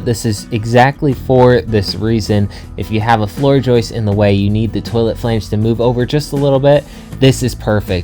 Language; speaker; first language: English; native; English